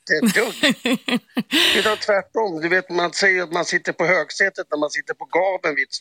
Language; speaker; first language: Swedish; native; Swedish